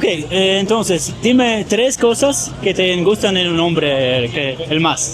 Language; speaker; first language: Spanish; non-native, learner; Polish